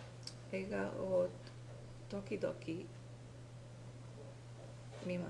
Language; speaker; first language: Japanese; non-native, learner; English